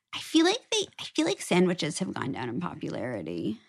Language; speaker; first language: English; native; English